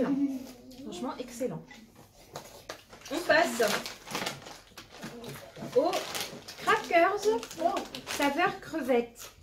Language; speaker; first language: French; native; French